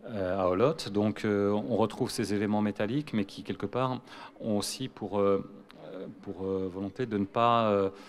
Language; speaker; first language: French; native; French